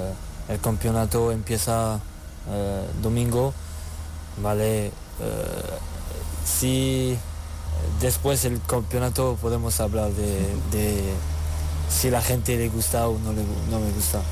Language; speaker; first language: Spanish; non-native, learner; French